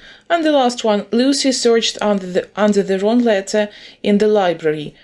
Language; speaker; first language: English; non-native, fluent; Ukrainian